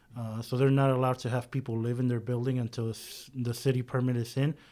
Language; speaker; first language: English; native; English